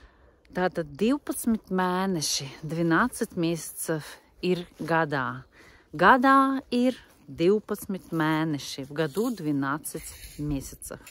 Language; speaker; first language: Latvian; non-native, local second language; Russian